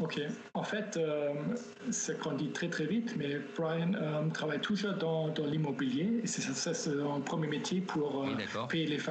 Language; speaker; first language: French; non-native, fluent; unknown